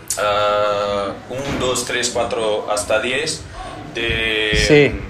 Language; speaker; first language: Spanish; non-native, learner; Portuguese